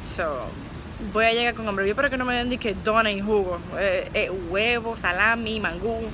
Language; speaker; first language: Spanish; native; Spanish